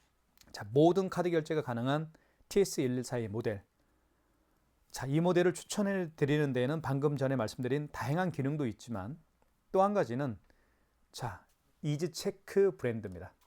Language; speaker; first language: Korean; native; Korean